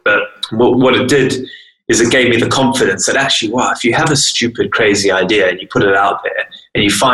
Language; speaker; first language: English; native; English